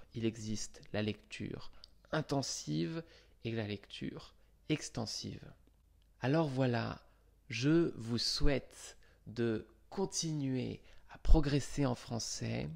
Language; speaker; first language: French; non-native, fluent; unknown